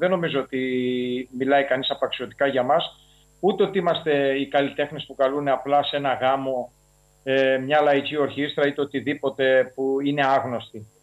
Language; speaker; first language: Greek; native; Greek